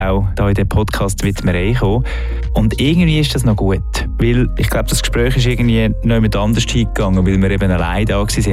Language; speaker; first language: German; native; German